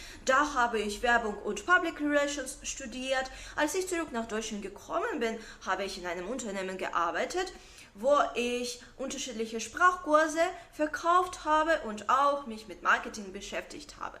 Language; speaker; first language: German; non-native, fluent; Russian